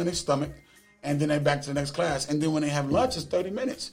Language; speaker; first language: English; native; English